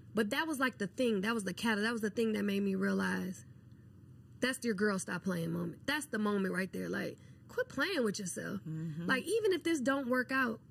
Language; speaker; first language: English; native; English